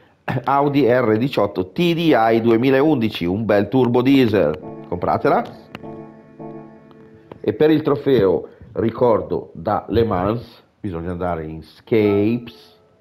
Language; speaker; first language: Italian; native; Italian